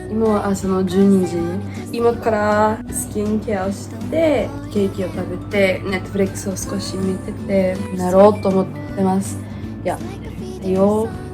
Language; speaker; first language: Japanese; non-native, learner; English